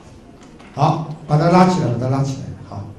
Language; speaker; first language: Chinese; native; Chinese